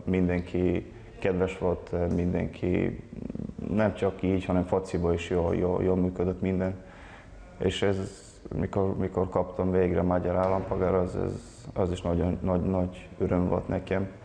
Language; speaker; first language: Hungarian; non-native, local second language; Serbian